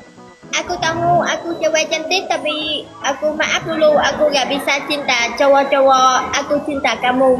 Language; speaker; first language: Indonesian; non-native, learner; Vietnamese